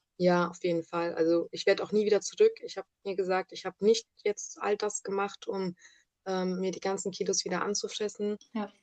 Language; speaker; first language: German; early bilingual, other home language; Italian